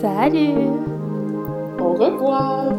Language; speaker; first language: French; native; French